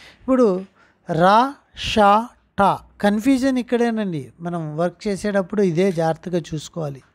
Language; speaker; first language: Telugu; non-native, local second language; Urdu